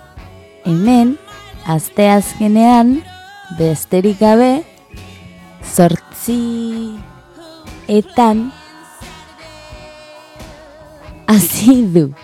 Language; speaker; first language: Basque; non-native, local second language; Spanish